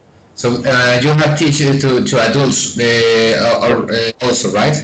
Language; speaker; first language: English; non-native, fluent; Spanish